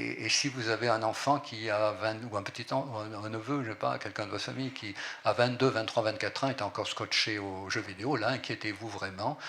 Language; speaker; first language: French; native; French